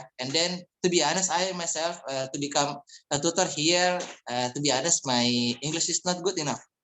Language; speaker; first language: English; non-native, fluent; Indonesian